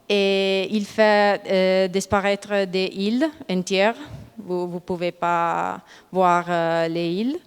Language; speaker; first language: French; non-native, learner; Italian